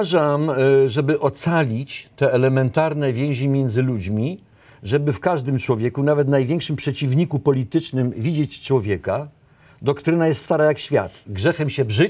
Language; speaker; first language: Polish; native; Polish